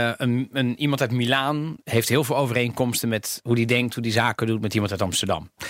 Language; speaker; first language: Dutch; native; Dutch